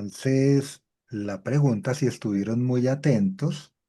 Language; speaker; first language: Spanish; native; Spanish